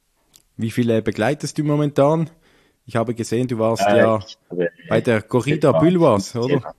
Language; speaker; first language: German; native; German